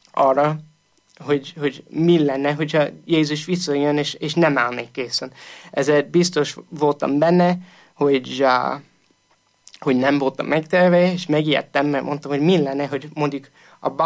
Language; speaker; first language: Hungarian; non-native, fluent; English